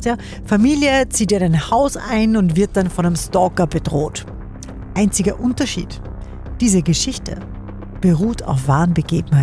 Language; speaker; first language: German; native; German